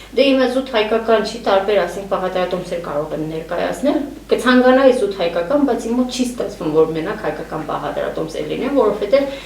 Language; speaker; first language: Armenian; native; Armenian